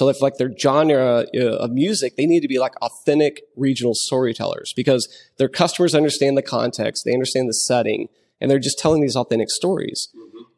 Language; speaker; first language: English; native; English